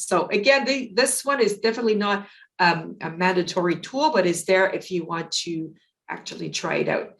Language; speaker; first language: English; native; English